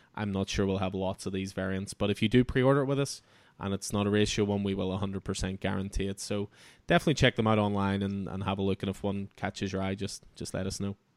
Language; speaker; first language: English; native; English